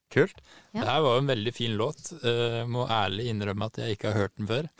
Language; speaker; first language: Norwegian; native; Norwegian